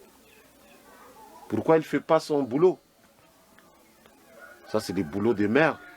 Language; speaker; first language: French; non-native, local second language; Malagasy